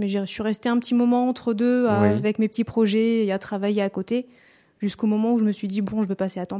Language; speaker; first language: French; native; French